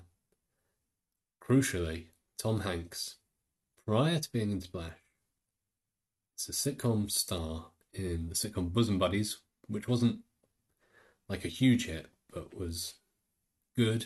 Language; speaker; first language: English; native; English